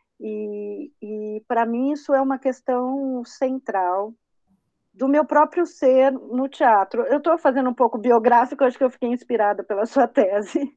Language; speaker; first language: Portuguese; native; Portuguese